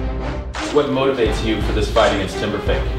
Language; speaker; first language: English; native; English